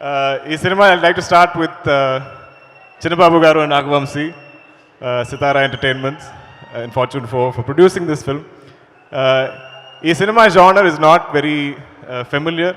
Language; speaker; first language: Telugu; non-native, learner; Malayalam